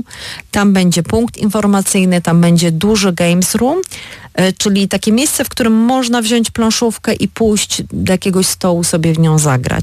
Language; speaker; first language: Polish; native; Polish